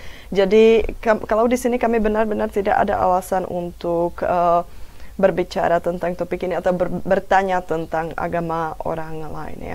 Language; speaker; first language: Indonesian; non-native, fluent; Czech